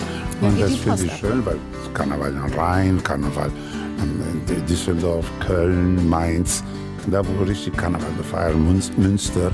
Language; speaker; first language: German; non-native, fluent; Spanish